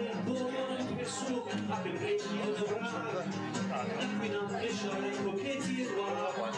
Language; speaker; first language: Welsh; native; Welsh